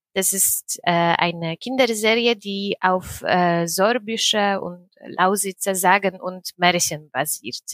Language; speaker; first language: German; non-native, fluent; Polish